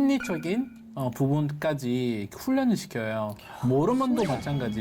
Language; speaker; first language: Korean; non-native, fluent; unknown